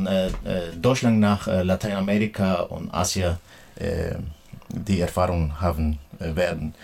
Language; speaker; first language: German; non-native, fluent; Spanish